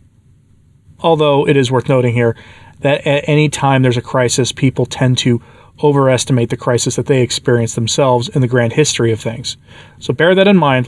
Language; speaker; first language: English; native; English